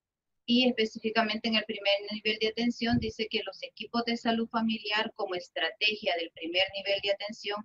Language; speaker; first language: Spanish; native; Spanish